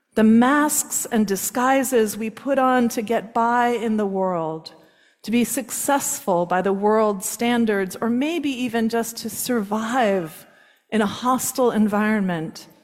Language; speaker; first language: English; native; English